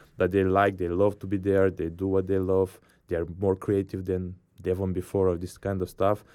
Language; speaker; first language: English; non-native, fluent; Bulgarian